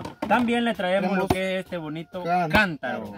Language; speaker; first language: Spanish; native; Spanish